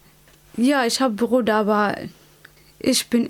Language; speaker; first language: German; non-native, learner; Somali